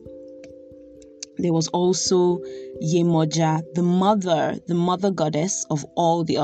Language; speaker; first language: English; non-native, local second language; Yoruba